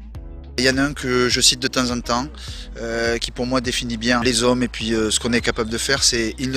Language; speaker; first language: French; native; French